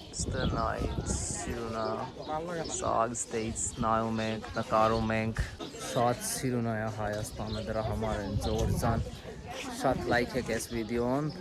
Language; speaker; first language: Armenian; non-native, learner; Hindi